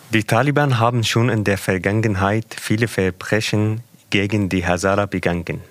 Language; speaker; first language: German; non-native, fluent; Persian